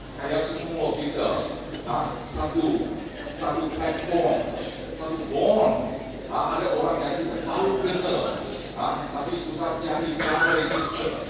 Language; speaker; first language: Malay; non-native, local second language; Chinese